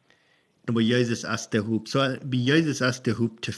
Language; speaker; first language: German; non-native, learner; Plautdietsch